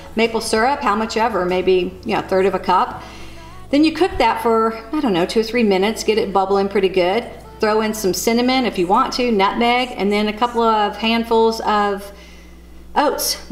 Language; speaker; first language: English; native; English